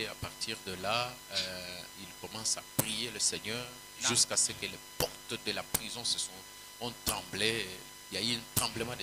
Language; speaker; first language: French; non-native, local second language; Swahili